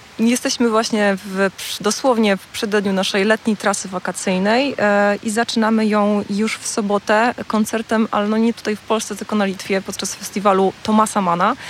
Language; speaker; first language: Polish; native; Polish